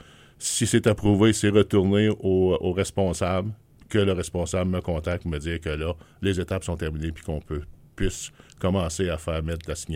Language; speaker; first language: French; native; French